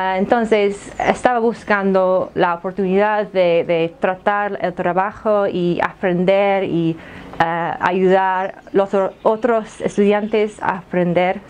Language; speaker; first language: Spanish; non-native, fluent; English